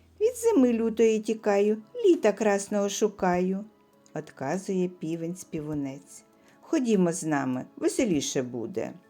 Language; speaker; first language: Ukrainian; native; Ukrainian